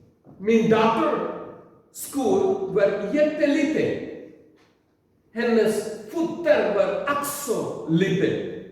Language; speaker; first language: Swedish; non-native, learner; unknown